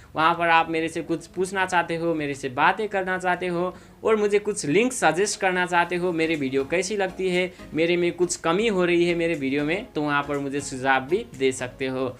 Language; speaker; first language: Hindi; non-native, fluent; Nepali